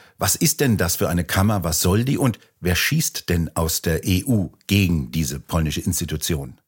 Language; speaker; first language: German; native; German